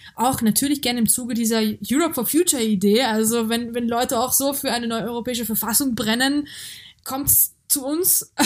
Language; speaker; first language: German; early bilingual, other home language; Georgian